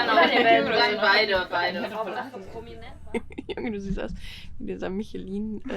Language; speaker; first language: German; native; German